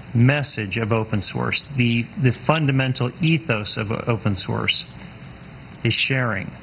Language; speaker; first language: English; native; English